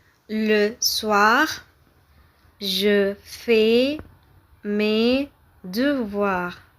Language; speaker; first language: French; non-native, fluent; Tamil